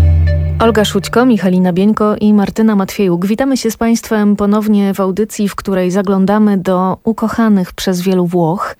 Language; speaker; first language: Polish; native; Polish